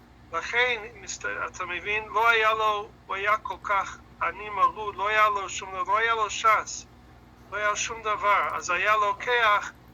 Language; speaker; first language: Hebrew; non-native, fluent; English